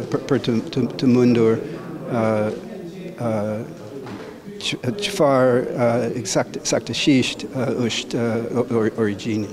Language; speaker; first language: Albanian; non-native, learner; English